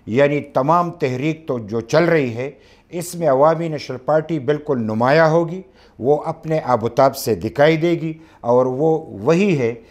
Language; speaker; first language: Urdu; non-native, local second language; Pashto